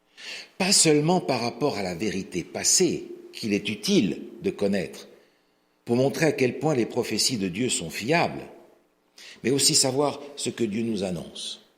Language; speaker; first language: French; native; French